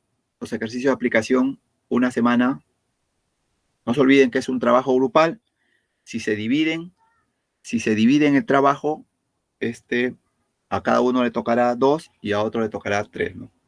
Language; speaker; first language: Spanish; native; Spanish